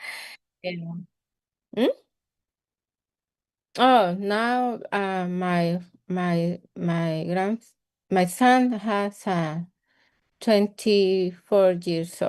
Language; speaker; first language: English; non-native, learner; Spanish